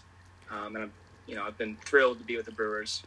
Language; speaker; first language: English; native; English